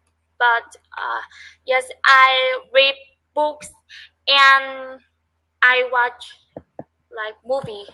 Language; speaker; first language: English; non-native, learner; Vietnamese